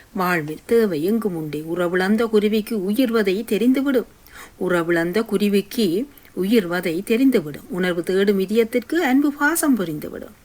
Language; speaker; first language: Tamil; native; Tamil